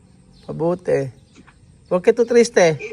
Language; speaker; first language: Spanish; non-native, learner; Filipino